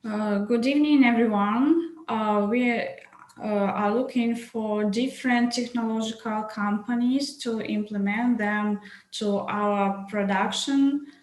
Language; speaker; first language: English; non-native, fluent; Russian